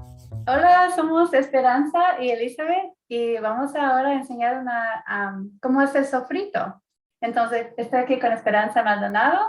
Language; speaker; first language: Spanish; early bilingual, heritage; Spanish